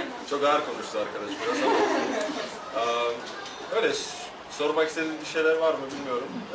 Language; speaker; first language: Turkish; non-native, fluent; Slovak